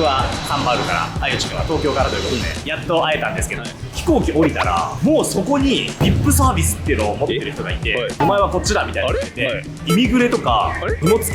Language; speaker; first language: Japanese; native; Japanese